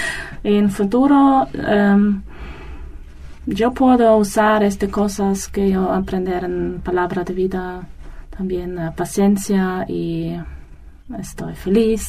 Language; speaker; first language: Spanish; non-native, learner; German